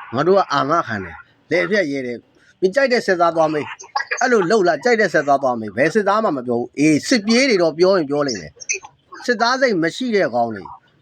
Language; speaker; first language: Burmese; native; Burmese